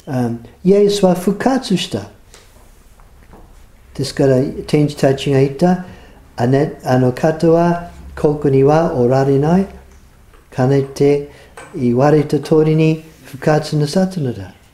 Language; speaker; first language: Japanese; non-native, fluent; English